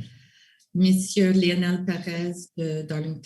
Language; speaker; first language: French; non-native, local second language; English